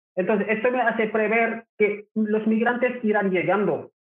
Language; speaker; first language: Spanish; non-native, fluent; Wolof